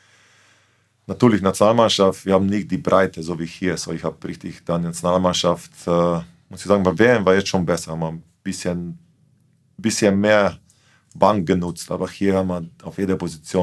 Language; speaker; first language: German; non-native, fluent; Slovenian